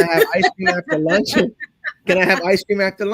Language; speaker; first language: English; native; English